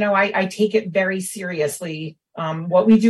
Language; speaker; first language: English; native; English